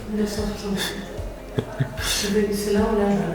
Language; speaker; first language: French; non-native, fluent; Italian